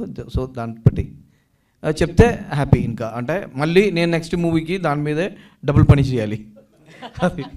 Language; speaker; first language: Telugu; non-native, learner; Malayalam